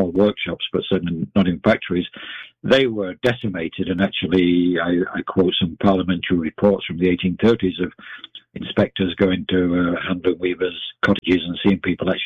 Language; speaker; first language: English; native; English